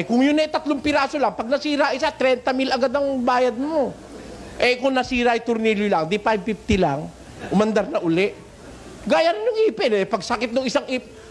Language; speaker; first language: Filipino; native; Filipino